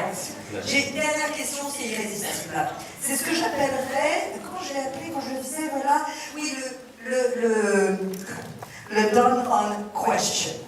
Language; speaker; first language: French; native; French